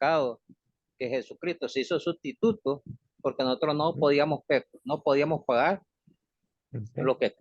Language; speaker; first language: Spanish; native; Spanish